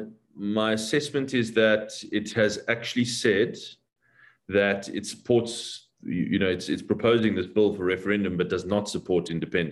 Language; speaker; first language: English; native; English